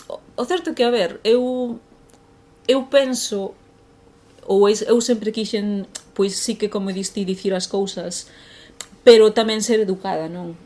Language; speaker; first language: Galician; native; Galician